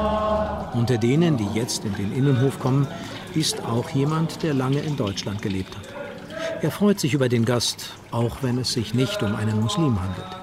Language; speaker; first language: German; native; German